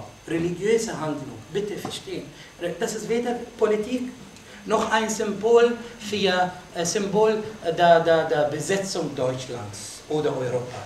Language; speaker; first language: German; non-native, fluent; Arabic